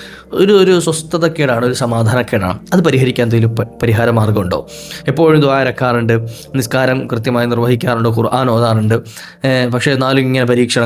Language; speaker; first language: Malayalam; native; Malayalam